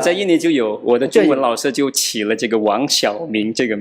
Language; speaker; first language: Chinese; non-native, fluent; Madurese